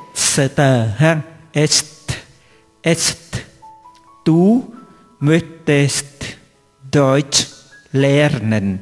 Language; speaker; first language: German; non-native, learner; Vietnamese